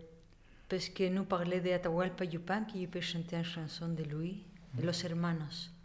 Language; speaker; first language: French; non-native, learner; Spanish